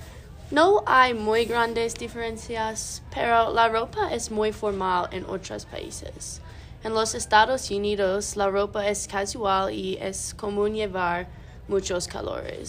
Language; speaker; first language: Spanish; non-native, learner; English